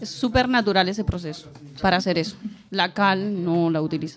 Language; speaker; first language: Spanish; native; Spanish